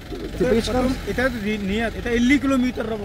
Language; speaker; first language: Russian; non-native, learner; Hindi